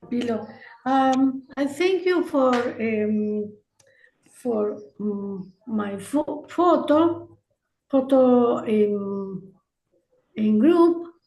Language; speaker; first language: English; non-native, learner; Spanish